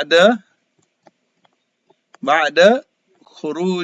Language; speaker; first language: Arabic; non-native, fluent; English